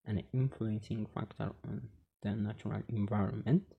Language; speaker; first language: English; non-native, local second language; Amharic